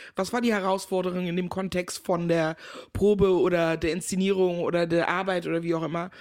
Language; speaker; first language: German; early bilingual, other home language; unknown